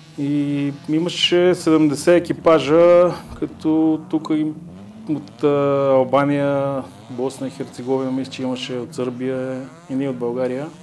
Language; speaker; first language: Bulgarian; native; Bulgarian